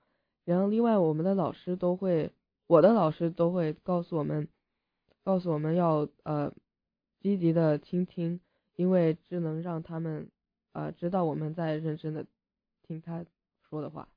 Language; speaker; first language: Chinese; early bilingual, heritage; English